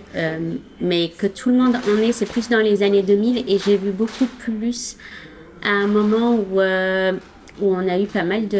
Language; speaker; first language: French; non-native, local second language; Arabic